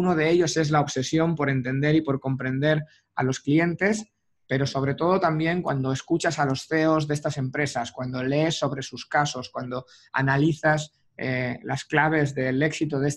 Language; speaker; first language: Spanish; native; Spanish